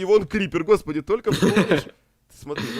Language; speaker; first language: Russian; native; Russian